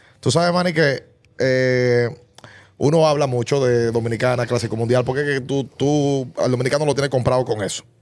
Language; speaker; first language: Spanish; native; Spanish